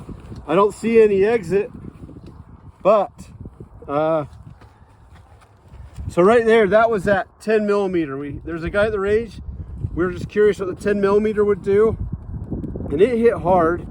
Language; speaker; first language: English; native; English